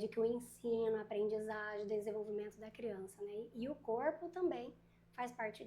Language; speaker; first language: Portuguese; native; Portuguese